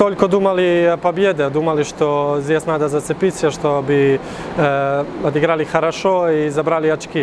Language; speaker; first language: Russian; non-native, fluent; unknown